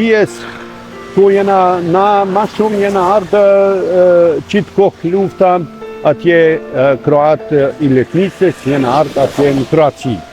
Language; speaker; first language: Albanian; non-native, local second language; Croatian